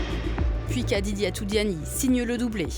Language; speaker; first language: French; native; French